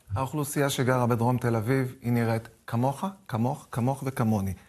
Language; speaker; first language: Hebrew; native; Hebrew